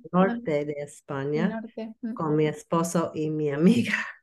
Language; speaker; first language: Spanish; non-native, learner; English